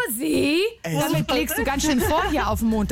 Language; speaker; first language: German; native; German